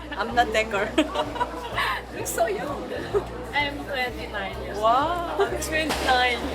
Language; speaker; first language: English; non-native, fluent; Spanish